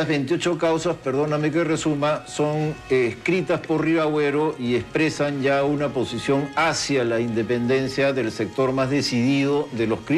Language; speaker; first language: Spanish; native; Spanish